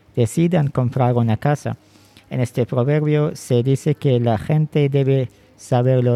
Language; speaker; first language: Spanish; non-native, fluent; Arabic